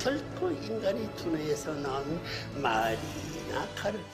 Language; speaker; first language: Korean; native; Korean